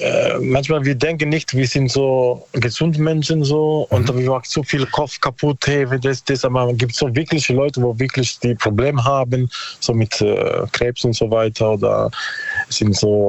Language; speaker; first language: German; non-native, learner; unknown